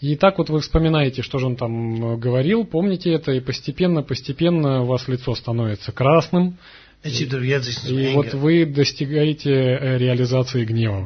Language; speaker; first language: Russian; native; Russian